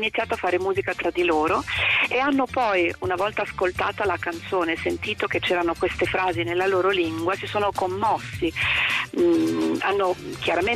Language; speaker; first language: Italian; native; Italian